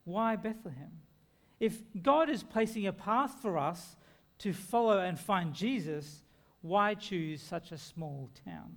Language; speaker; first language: English; native; English